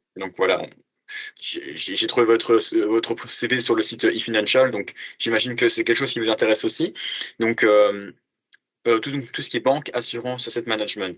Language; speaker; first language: French; native; French